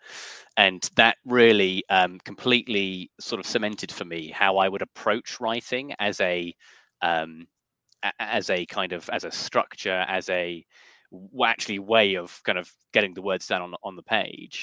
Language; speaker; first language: English; native; English